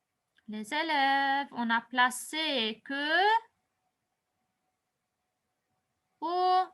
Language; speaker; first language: French; non-native, local second language; Arabic